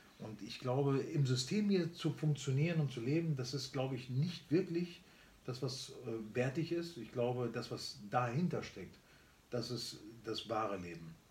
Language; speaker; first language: German; early bilingual, other home language; Spanish